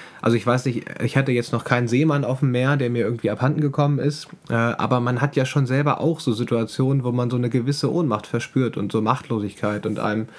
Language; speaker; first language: German; native; German